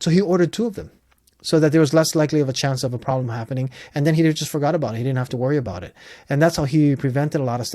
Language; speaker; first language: English; native; English